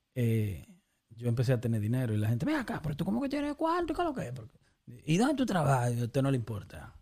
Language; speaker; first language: Spanish; native; Spanish